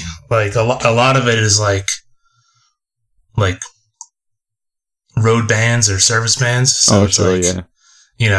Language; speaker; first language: English; native; English